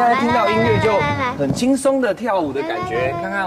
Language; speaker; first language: Chinese; native; Chinese